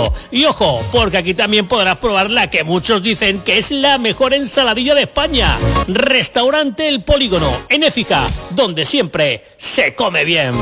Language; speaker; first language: Spanish; native; Spanish